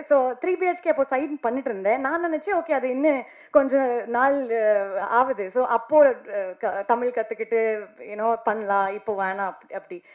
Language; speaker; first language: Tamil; non-native, learner; Kannada